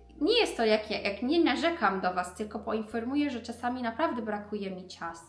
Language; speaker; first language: Polish; non-native, learner; Persian